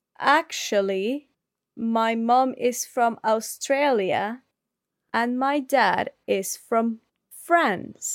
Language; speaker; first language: English; non-native, fluent; Spanish